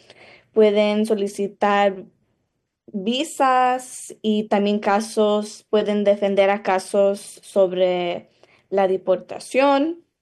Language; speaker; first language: Spanish; early bilingual, other home language; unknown